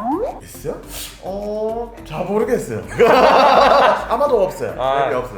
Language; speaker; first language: Korean; non-native, fluent; English